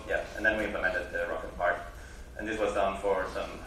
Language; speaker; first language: English; non-native, fluent; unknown